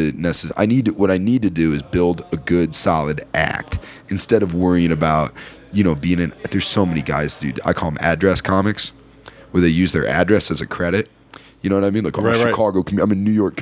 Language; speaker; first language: English; native; English